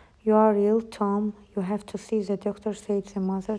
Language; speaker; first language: English; non-native, fluent; Azerbaijani